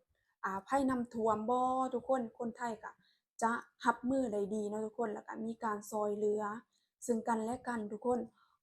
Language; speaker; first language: Thai; non-native, local second language; Lao